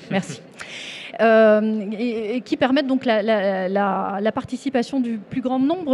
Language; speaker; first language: French; native; French